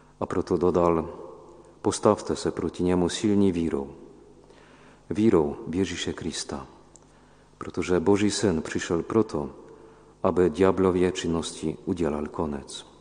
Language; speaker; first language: Czech; non-native, fluent; Polish